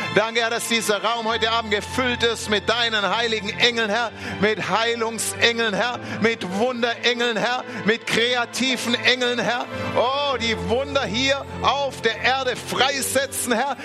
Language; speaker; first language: German; native; German